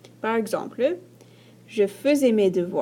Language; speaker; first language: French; non-native, fluent; English